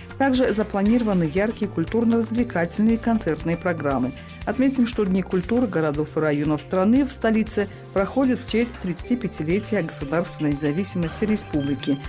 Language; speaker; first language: Russian; non-native, local second language; Tajik